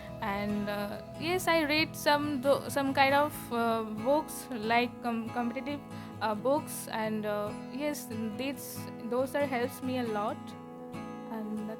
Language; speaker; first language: English; non-native, learner; Bangla